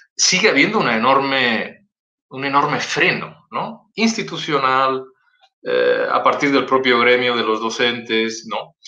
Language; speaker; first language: Spanish; native; Spanish